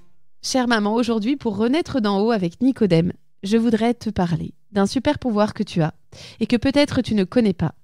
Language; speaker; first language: French; native; French